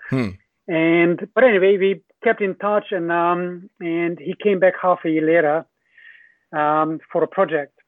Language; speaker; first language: English; non-native, fluent; Hungarian